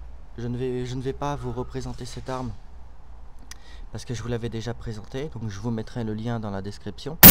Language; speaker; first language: French; native; French